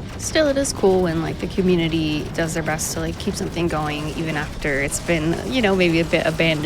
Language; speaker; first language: English; native; English